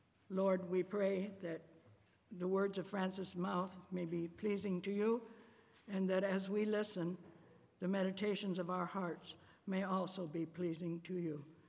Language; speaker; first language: English; native; English